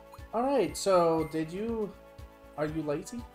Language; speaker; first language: English; native; English